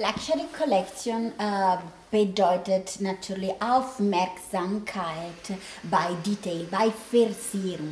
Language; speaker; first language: German; non-native, learner; Italian